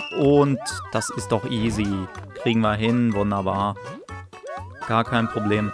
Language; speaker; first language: German; native; German